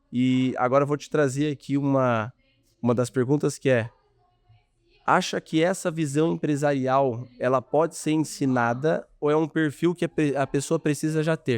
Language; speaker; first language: Portuguese; native; Portuguese